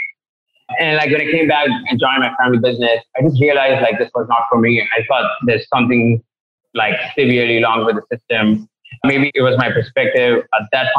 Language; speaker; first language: English; non-native, local second language; Tamil